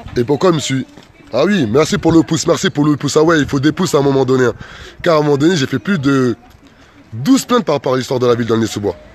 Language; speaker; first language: French; early bilingual, other home language; Soninke